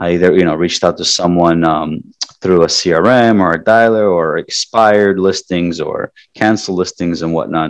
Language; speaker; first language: English; native; English